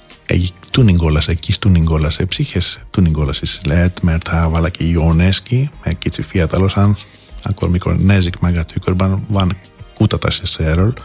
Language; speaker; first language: Hungarian; non-native, fluent; Greek